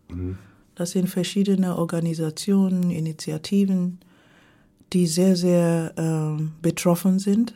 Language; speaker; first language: German; non-native, fluent; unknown